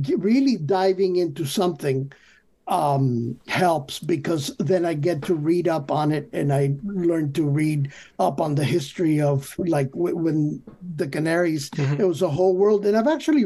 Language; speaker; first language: English; early bilingual, other home language; Spanish